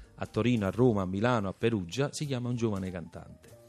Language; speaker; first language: Italian; native; Italian